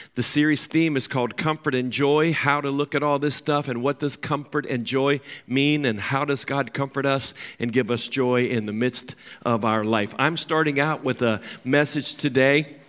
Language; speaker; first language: English; native; English